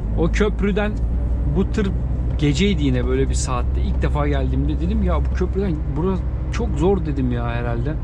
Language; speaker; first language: Turkish; native; Turkish